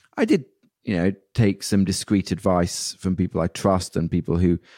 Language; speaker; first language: English; native; English